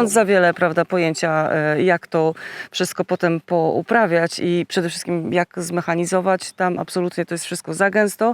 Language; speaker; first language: Polish; native; Polish